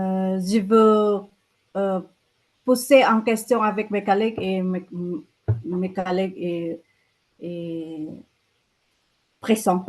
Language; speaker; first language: French; non-native, learner; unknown